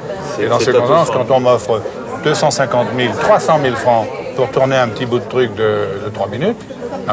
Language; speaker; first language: French; native; French